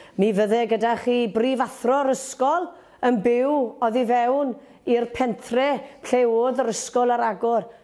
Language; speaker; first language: Welsh; native; Welsh